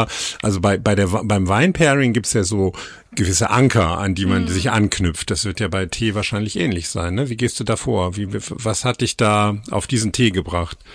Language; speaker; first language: German; native; German